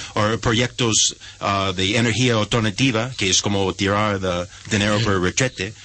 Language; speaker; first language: Spanish; non-native, fluent; English